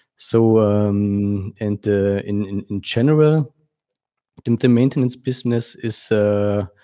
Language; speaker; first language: English; non-native, fluent; German